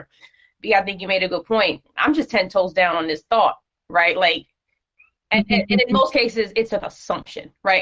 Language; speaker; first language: English; native; English